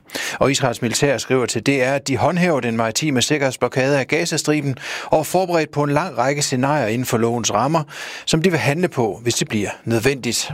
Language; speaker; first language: Danish; native; Danish